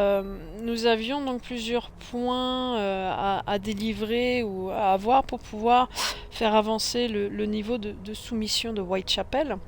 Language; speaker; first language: French; native; French